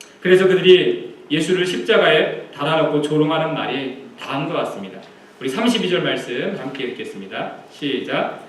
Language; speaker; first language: Korean; native; Korean